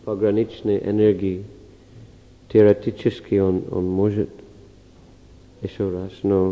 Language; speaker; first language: Russian; non-native, fluent; English